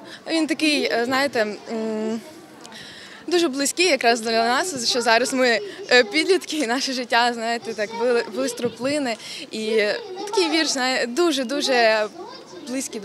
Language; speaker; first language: Ukrainian; native; Ukrainian